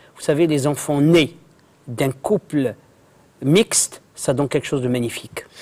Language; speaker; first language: French; non-native, local second language; Arabic